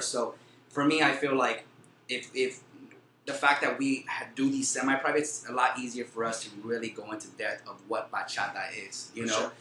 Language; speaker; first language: English; early bilingual, other home language; Spanish